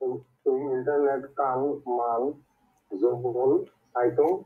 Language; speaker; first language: German; non-native, learner; Bangla